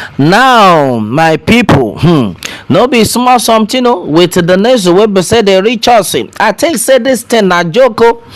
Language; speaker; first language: Nigerian Pidgin; non-native, local second language; Yoruba